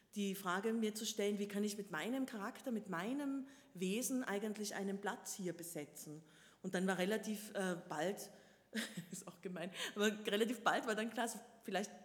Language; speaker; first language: German; native; German